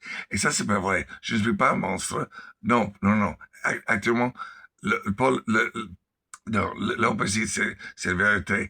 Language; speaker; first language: French; non-native, learner; English